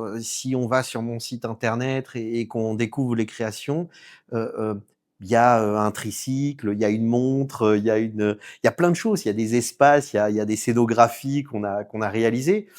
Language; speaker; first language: French; native; French